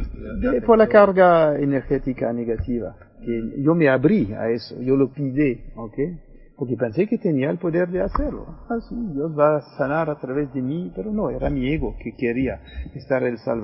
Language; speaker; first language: Spanish; non-native, fluent; French